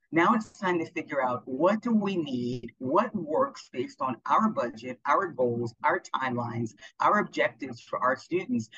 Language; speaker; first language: English; native; English